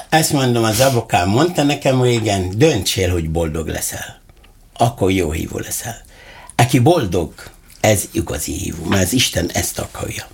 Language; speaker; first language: Hungarian; non-native, learner; Arabic